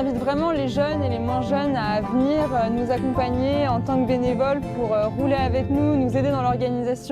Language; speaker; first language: French; native; French